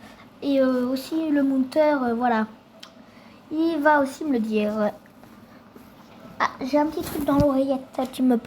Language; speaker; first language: French; native; French